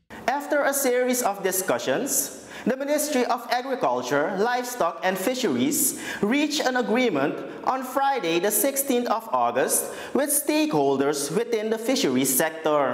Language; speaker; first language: English; non-native, local second language; Dutch